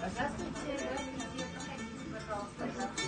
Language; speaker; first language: Russian; non-native, local second language; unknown